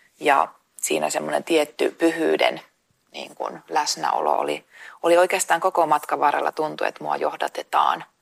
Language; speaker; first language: Finnish; native; Finnish